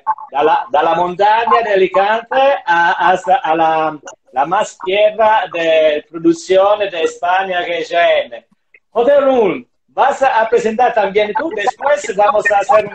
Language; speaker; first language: Spanish; non-native, learner; Italian